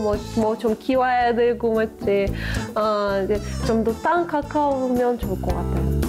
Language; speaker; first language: Korean; non-native, fluent; Russian